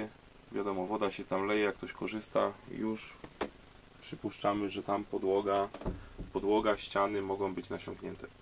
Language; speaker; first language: Polish; native; Polish